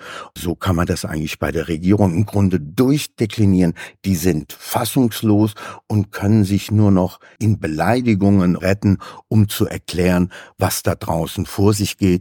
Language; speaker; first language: German; native; German